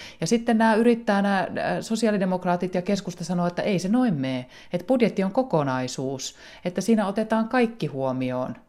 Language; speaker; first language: Finnish; native; Finnish